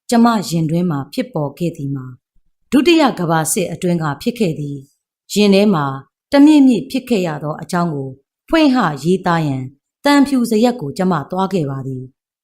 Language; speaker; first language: Burmese; native; Burmese